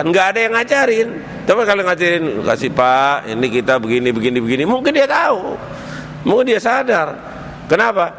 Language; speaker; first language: Indonesian; native; Indonesian